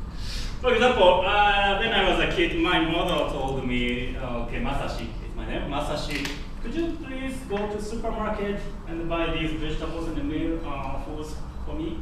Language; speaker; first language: English; non-native, fluent; Japanese